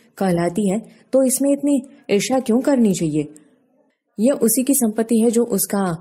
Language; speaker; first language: Hindi; non-native, local second language; Gujarati